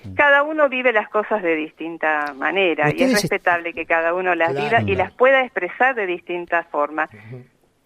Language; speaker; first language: Spanish; native; Spanish